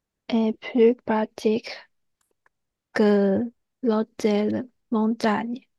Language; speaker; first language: French; non-native, learner; Chinese